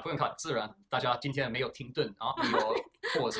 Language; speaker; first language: Chinese; early bilingual, heritage; English